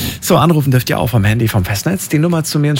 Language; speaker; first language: German; native; German